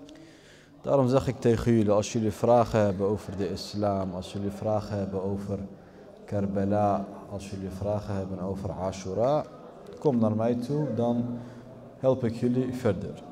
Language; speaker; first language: Dutch; early bilingual, other home language; Arabic